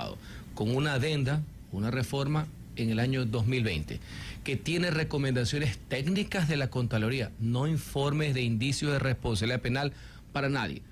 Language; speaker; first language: Spanish; native; Spanish